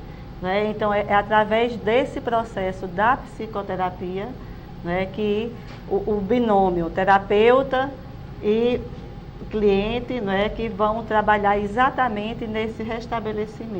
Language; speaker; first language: Portuguese; native; Portuguese